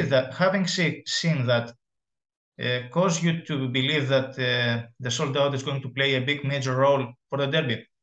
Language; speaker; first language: English; non-native, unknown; Greek